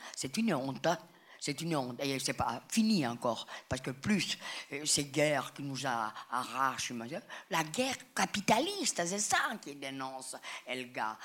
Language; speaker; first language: French; non-native, fluent; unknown